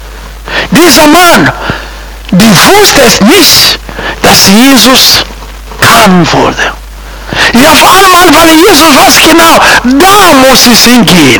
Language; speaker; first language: German; non-native, fluent; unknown